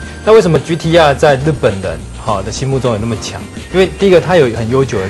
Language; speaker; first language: Chinese; native; Chinese